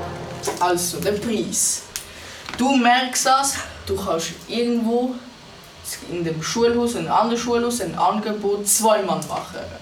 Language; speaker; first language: German; non-native, local second language; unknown